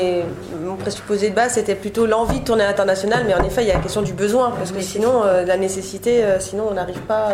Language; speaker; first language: French; native; French